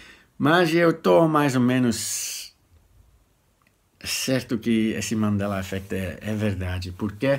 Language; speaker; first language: Portuguese; non-native, fluent; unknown